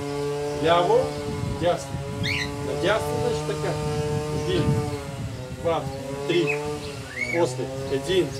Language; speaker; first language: Bulgarian; non-native, learner; Russian